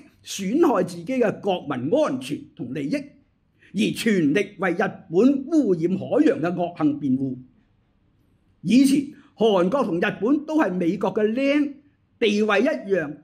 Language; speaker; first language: Chinese; native; Chinese